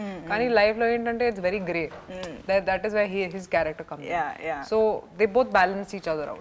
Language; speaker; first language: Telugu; non-native, local second language; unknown